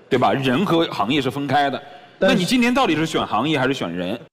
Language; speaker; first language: Chinese; native; Chinese